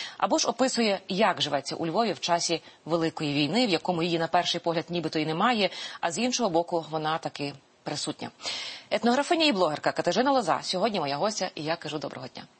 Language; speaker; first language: Ukrainian; native; Ukrainian